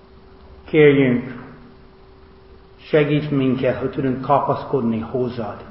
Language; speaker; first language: Hungarian; non-native, learner; English